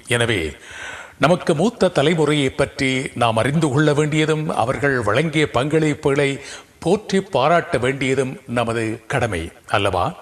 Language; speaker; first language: Tamil; native; Tamil